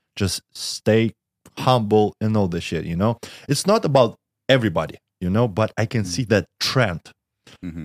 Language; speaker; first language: English; non-native, learner; Russian